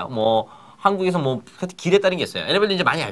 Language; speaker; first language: Korean; native; Korean